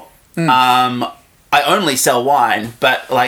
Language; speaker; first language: English; native; English